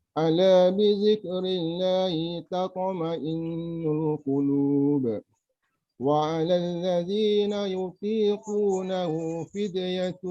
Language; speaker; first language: Arabic; non-native, learner; Malay